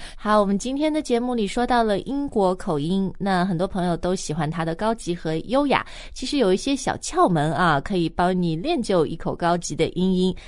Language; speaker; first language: Chinese; native; Chinese